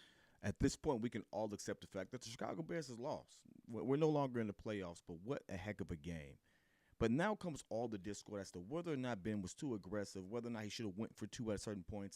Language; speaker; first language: English; native; English